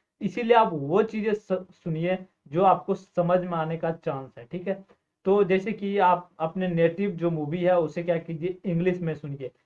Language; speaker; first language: Hindi; native; Hindi